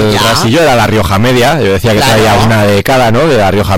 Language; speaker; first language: Spanish; native; Spanish